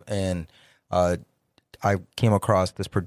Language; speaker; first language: English; early bilingual, other home language; Spanish